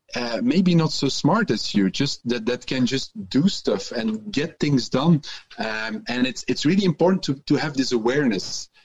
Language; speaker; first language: English; non-native, fluent; Dutch